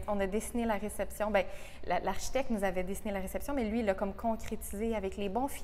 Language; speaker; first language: French; native; French